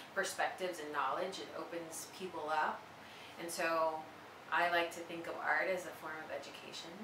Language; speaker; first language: English; native; English